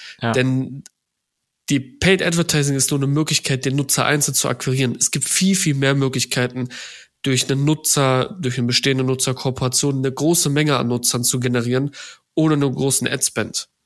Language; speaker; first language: German; native; German